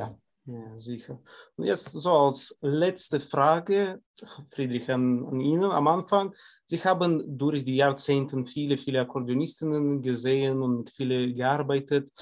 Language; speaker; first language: German; non-native, fluent; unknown